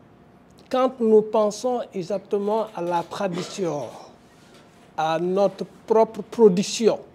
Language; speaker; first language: French; non-native, local second language; Wolof